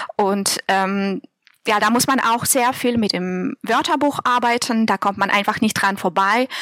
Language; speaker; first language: German; non-native, fluent; Russian